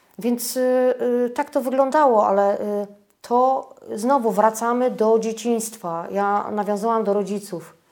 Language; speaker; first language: Polish; native; Polish